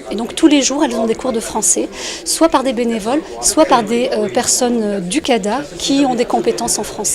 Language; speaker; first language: French; native; French